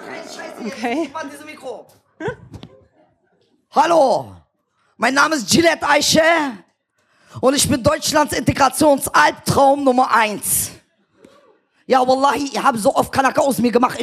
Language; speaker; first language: German; early bilingual, other home language; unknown